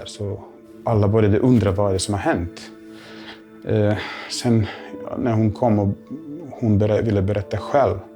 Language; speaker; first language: Swedish; non-native, fluent; Bosnian